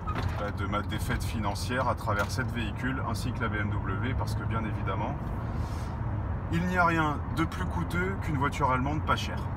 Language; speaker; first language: French; native; French